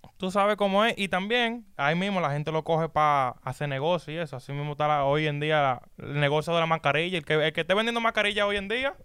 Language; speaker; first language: Spanish; native; Spanish